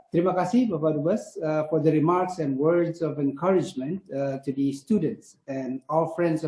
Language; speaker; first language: English; non-native, fluent; Indonesian